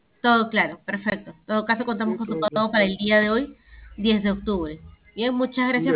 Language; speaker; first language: Spanish; native; Spanish